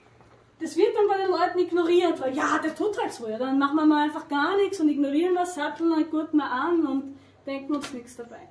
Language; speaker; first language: German; native; German